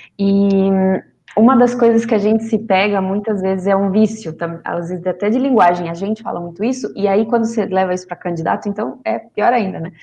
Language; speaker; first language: Portuguese; non-native, fluent; Spanish